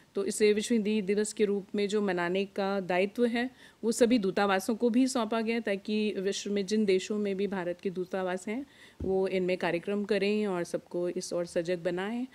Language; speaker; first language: Hindi; native; Hindi